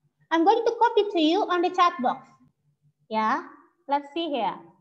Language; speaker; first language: English; non-native, fluent; Indonesian